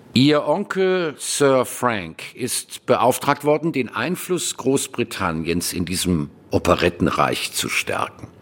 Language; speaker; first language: German; native; German